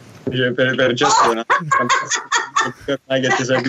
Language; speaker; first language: English; non-native, fluent; Italian